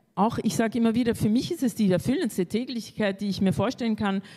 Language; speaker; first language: German; early bilingual, other home language; Spanish